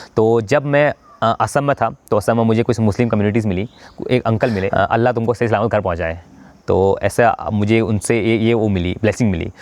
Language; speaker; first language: Hindi; native; Hindi